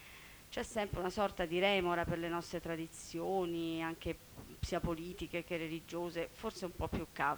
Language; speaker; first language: Italian; native; Italian